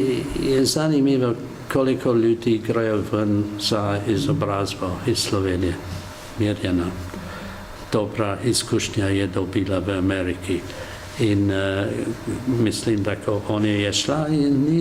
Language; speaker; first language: Slovenian; non-native, learner; English